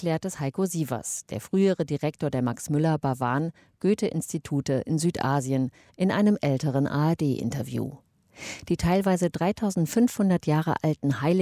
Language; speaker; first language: German; native; German